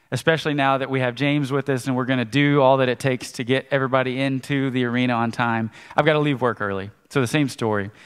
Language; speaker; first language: English; native; English